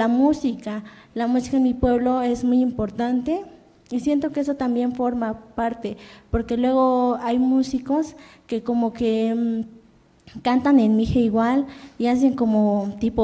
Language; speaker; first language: Spanish; non-native, local second language; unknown